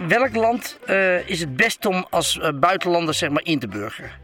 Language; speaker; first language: Dutch; native; Dutch